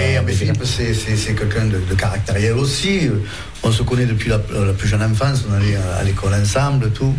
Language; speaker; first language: French; native; French